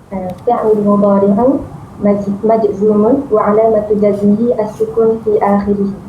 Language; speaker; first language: Arabic; non-native, learner; Malay